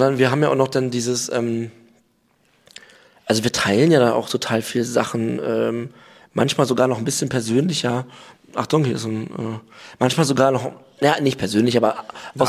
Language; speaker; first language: German; native; German